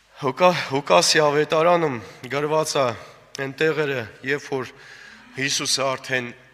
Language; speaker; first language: Armenian; non-native, local second language; Russian